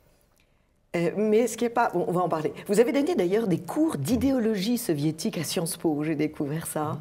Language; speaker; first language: French; native; French